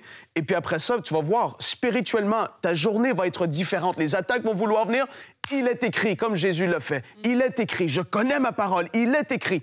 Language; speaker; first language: French; native; French